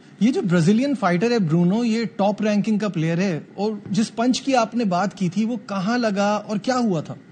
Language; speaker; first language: Urdu; native; Urdu